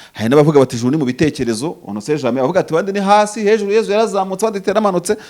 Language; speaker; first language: Kinyarwanda; native; Kinyarwanda